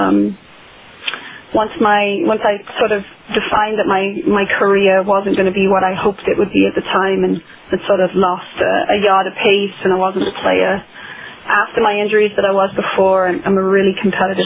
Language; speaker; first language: English; native; English